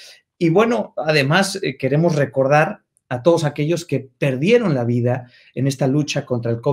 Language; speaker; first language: Spanish; native; Spanish